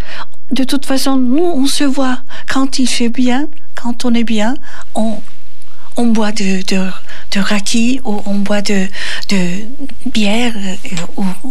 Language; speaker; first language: French; non-native, learner; Turkish